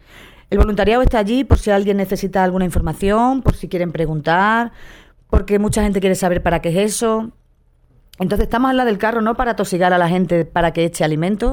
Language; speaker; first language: Spanish; native; Spanish